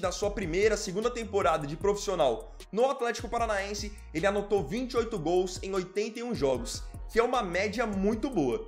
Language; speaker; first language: Portuguese; native; Portuguese